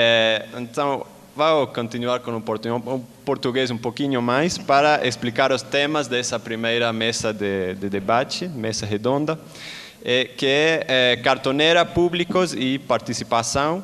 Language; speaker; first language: Portuguese; non-native, learner; Spanish